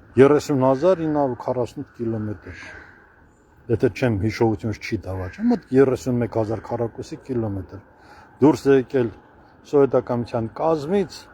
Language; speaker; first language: Armenian; native; Armenian